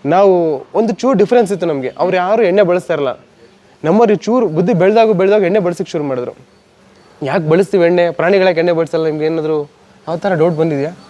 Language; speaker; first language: Kannada; native; Kannada